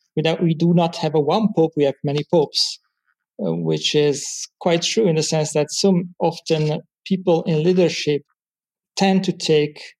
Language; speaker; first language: English; non-native, fluent; Italian